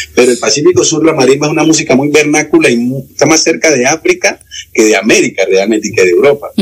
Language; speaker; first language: Spanish; native; Spanish